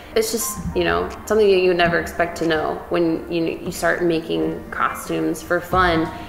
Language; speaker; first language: English; native; English